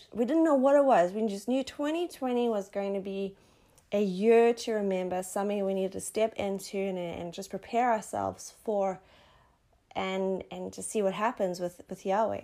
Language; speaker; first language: English; native; English